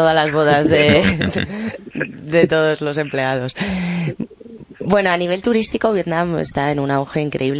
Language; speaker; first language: Spanish; native; Spanish